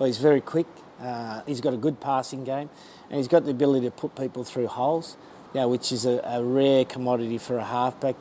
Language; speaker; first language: English; native; English